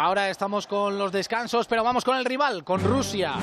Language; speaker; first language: Spanish; native; Spanish